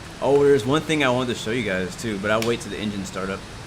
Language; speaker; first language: English; native; English